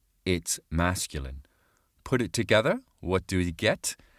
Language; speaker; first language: English; native; English